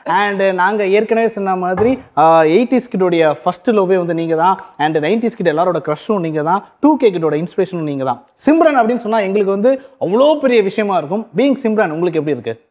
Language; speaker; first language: Tamil; native; Tamil